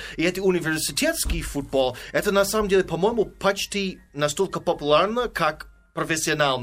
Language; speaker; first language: Russian; non-native, fluent; English